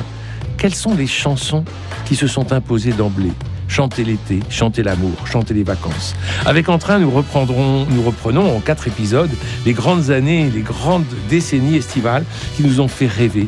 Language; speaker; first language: French; native; French